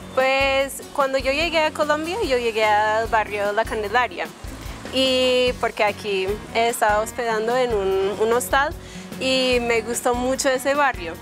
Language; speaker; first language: Spanish; non-native, fluent; English